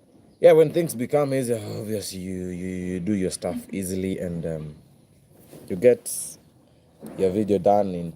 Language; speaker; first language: English; non-native, local second language; Swahili